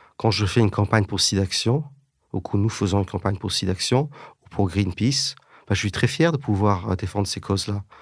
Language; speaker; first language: French; early bilingual, heritage; English